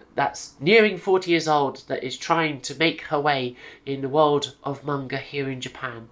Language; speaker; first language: English; native; English